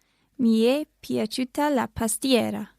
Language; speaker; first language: Italian; non-native, learner; English